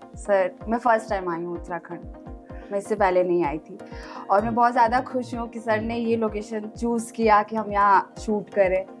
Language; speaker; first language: Hindi; native; Hindi